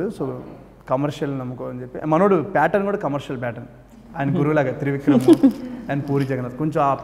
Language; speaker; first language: Telugu; native; Telugu